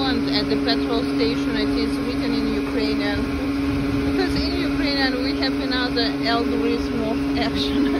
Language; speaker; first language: English; non-native, fluent; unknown